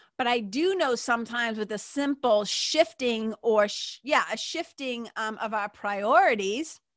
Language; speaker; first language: English; native; English